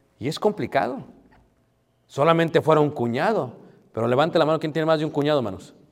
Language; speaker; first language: Spanish; early bilingual, heritage; Spanish